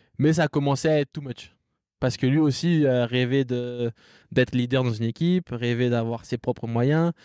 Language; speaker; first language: French; native; French